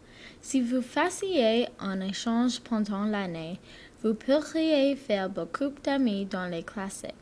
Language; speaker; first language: French; non-native, learner; English